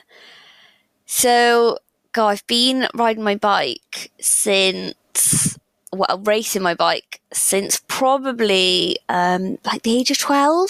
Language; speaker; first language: English; native; English